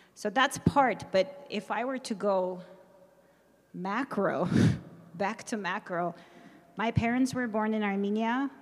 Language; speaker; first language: English; early bilingual, other home language; Armenian